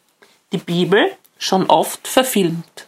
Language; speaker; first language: German; native; German